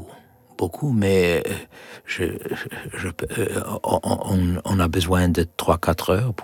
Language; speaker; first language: French; non-native, learner; English